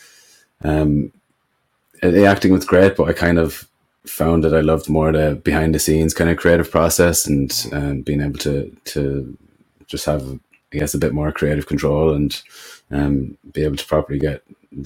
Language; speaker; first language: English; native; English